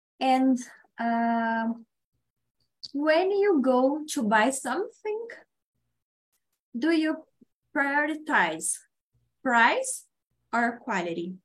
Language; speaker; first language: English; non-native, learner; Portuguese